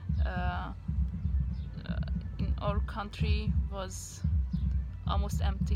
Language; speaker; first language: English; non-native, learner; Hungarian